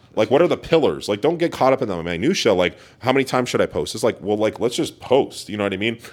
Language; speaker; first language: English; native; English